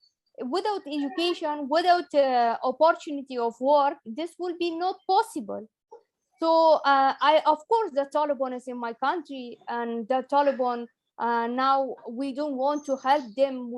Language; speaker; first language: English; non-native, fluent; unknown